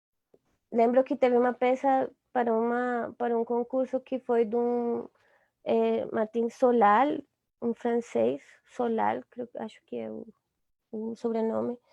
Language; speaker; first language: Portuguese; non-native, fluent; Spanish